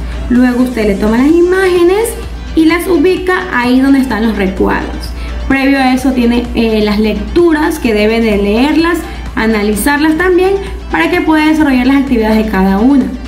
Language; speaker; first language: Spanish; native; Spanish